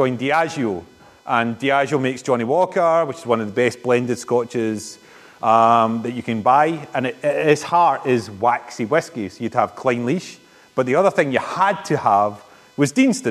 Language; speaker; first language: English; native; English